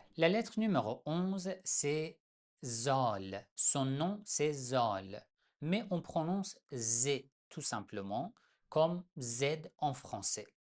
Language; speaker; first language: French; non-native, fluent; Persian